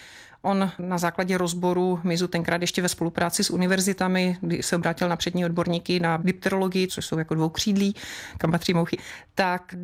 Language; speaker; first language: Czech; native; Czech